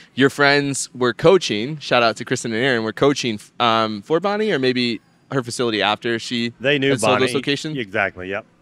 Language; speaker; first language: English; native; English